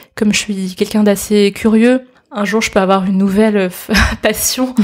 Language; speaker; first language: French; native; French